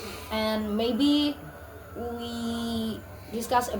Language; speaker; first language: English; non-native, learner; Indonesian